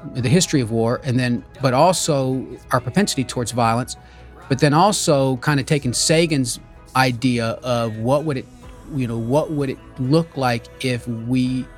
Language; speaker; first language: English; early bilingual, other home language; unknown